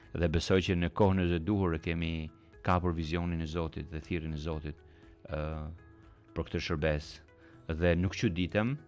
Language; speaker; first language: Albanian; early bilingual, heritage; Albanian